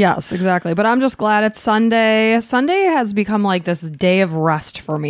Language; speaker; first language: English; native; English